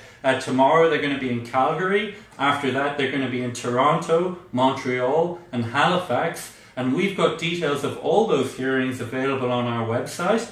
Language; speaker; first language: English; native; English